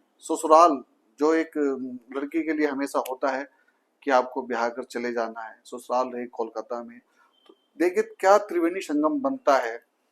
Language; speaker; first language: Hindi; native; Hindi